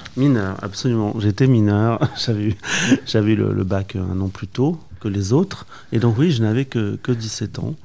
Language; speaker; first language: French; native; French